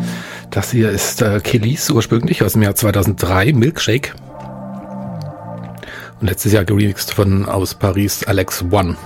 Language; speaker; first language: German; native; German